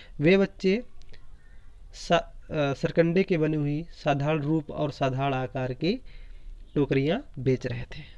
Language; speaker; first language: Hindi; native; Hindi